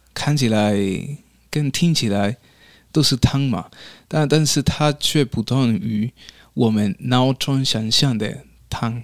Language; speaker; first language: Chinese; non-native, fluent; Spanish